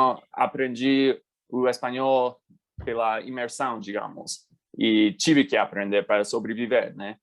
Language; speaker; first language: Portuguese; non-native, fluent; English